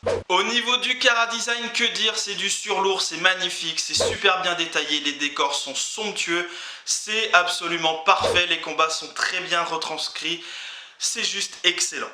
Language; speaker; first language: French; native; French